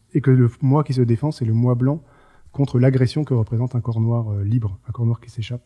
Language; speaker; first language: French; native; French